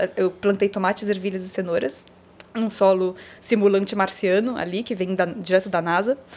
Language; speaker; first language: Portuguese; early bilingual, heritage; Portuguese